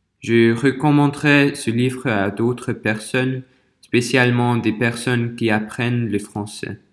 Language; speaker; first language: French; non-native, fluent; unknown